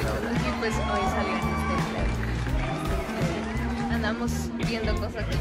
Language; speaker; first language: Spanish; native; Spanish